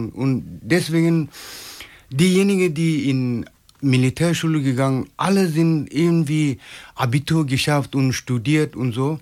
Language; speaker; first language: German; non-native, learner; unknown